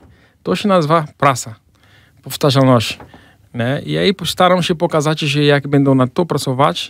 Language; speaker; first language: Polish; non-native, fluent; Portuguese